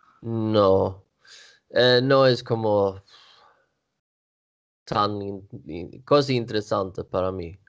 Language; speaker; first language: Italian; non-native, learner; Swedish